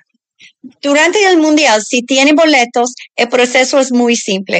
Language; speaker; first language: Spanish; early bilingual, other home language; English